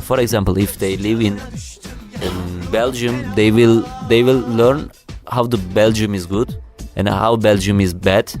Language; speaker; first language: English; non-native, learner; Turkish